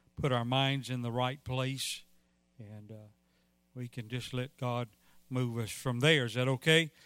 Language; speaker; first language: English; native; English